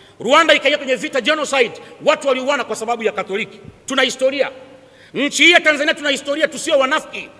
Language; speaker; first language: Swahili; native; Swahili